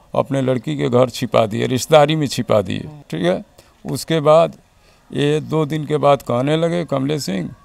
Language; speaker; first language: Hindi; native; Hindi